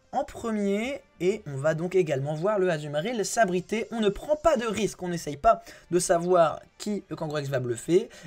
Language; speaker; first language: French; native; French